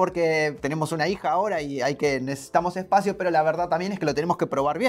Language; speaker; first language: Spanish; native; Spanish